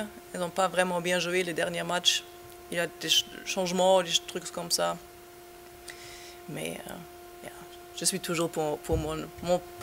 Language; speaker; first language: French; non-native, fluent; German